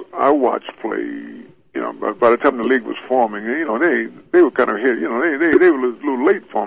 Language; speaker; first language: English; native; English